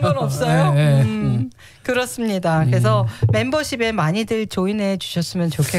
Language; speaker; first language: Korean; native; Korean